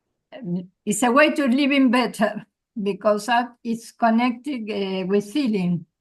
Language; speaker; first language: English; non-native, learner; Spanish